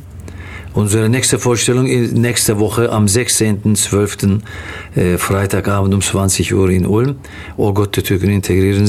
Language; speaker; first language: German; non-native, fluent; Turkish